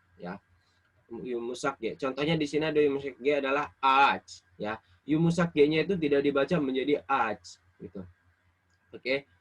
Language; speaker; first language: Indonesian; native; Indonesian